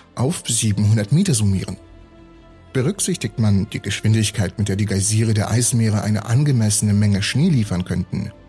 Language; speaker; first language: German; early bilingual, other home language; Russian